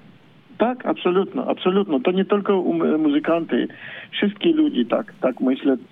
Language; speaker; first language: Polish; non-native, learner; Ukrainian